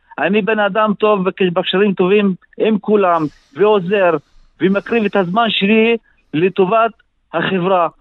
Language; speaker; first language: Hebrew; non-native, local second language; Arabic